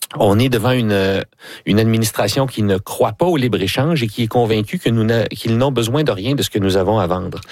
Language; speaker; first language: French; native; French